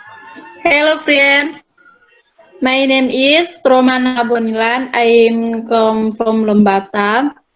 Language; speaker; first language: English; non-native, learner; Indonesian